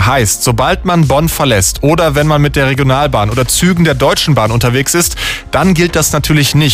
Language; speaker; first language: German; native; German